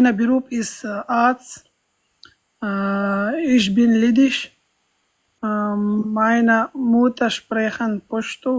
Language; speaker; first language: German; non-native, learner; Pashto